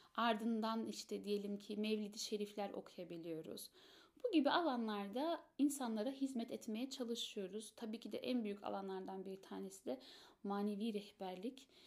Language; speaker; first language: Turkish; early bilingual, heritage; Turkish